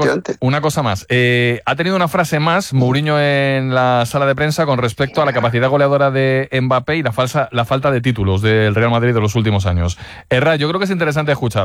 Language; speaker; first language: Spanish; native; Spanish